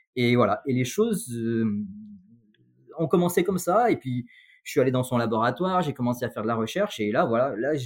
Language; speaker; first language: French; native; French